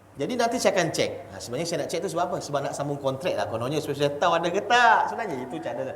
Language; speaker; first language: Malay; non-native, local second language; Chinese